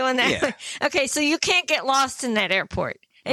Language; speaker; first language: English; native; English